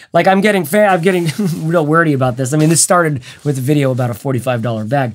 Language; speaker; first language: English; native; English